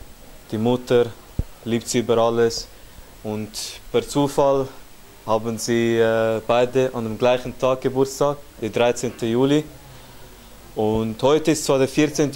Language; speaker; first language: German; early bilingual, other home language; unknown